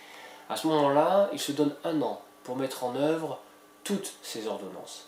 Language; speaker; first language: French; native; French